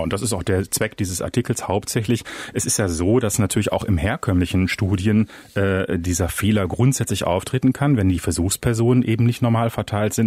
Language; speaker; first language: German; native; German